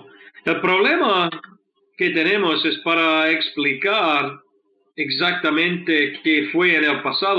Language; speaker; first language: Spanish; non-native, fluent; English